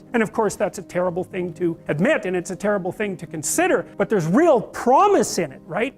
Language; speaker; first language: English; native; English